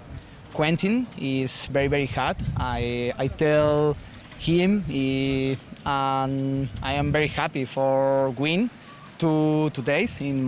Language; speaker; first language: English; non-native, learner; Spanish